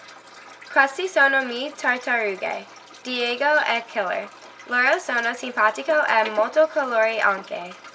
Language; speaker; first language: Italian; non-native, learner; English